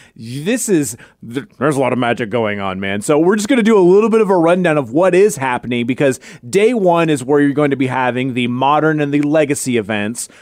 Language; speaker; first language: English; native; English